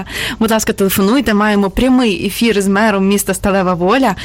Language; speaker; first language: Ukrainian; native; Ukrainian